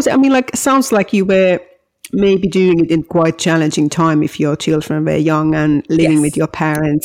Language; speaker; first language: English; non-native, fluent; Finnish